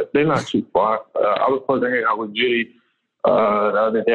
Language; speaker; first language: English; native; English